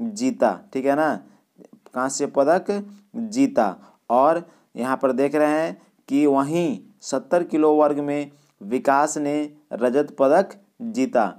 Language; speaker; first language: Hindi; native; Hindi